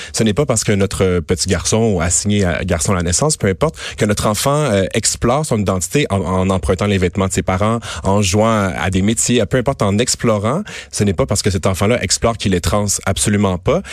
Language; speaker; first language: French; native; French